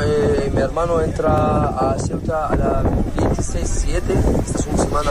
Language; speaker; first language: Spanish; non-native, learner; Arabic